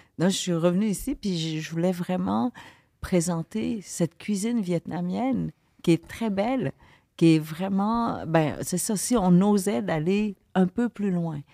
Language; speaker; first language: French; early bilingual, other home language; Vietnamese